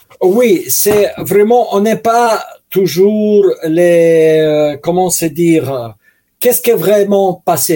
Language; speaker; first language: French; non-native, learner; Russian